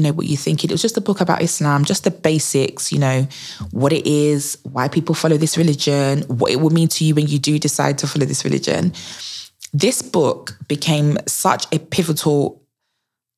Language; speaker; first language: English; native; English